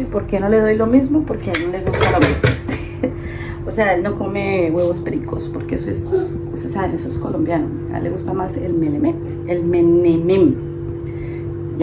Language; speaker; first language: Spanish; native; Spanish